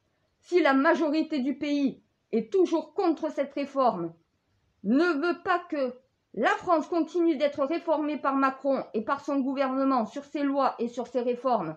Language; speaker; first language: French; native; French